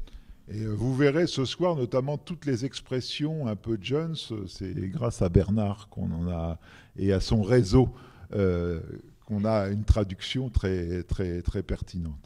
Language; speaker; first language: French; native; French